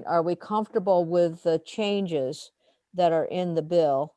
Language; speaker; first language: English; native; English